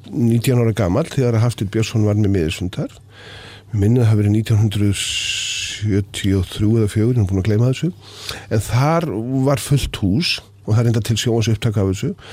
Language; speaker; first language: Icelandic; native; Icelandic